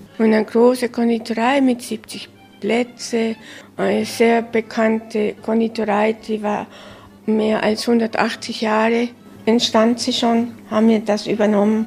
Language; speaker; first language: German; early bilingual, heritage; German